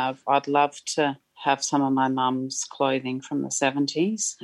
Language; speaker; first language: English; native; English